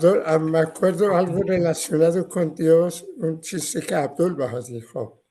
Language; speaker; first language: Spanish; non-native, learner; Persian